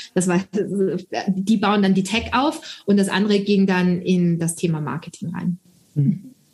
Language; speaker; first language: German; early bilingual, other home language; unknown